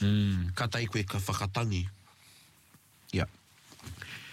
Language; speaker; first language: Māori; non-native, local second language; English